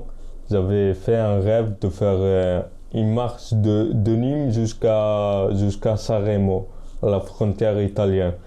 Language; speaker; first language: French; non-native, fluent; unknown